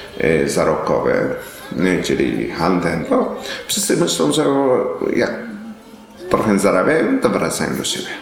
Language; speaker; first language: Polish; non-native, learner; Vietnamese